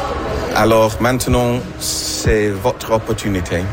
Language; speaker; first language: French; non-native, learner; English